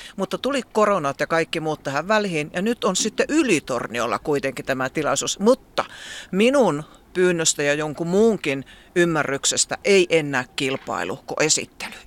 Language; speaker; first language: Finnish; native; Finnish